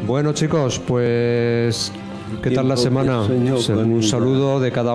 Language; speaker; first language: Spanish; native; Spanish